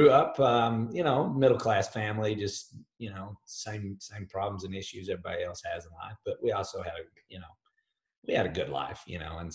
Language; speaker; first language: English; native; English